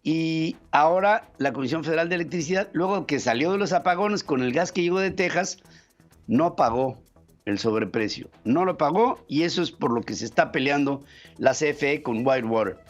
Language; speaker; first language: Spanish; native; Spanish